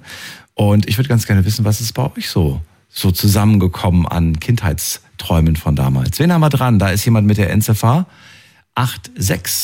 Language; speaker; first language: German; native; German